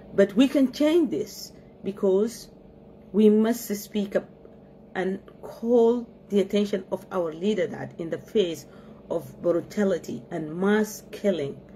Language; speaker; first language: English; non-native, fluent; Arabic